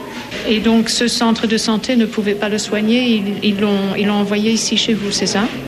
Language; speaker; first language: French; native; French